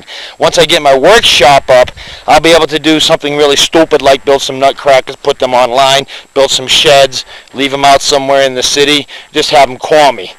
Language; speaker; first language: English; native; English